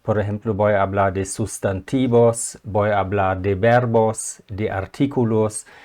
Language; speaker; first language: Spanish; non-native, fluent; German